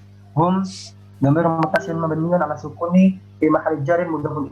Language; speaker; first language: Arabic; non-native, learner; Indonesian